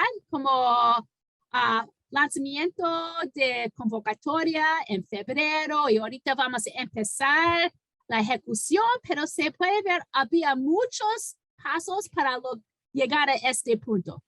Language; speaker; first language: Spanish; non-native, fluent; English